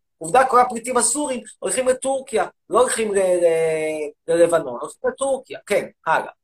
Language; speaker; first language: Hebrew; native; Hebrew